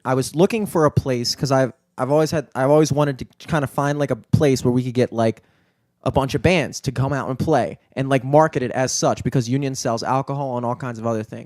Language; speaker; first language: English; native; English